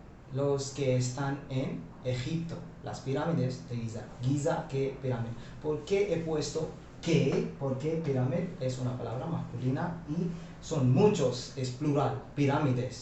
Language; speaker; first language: Spanish; non-native, fluent; Hindi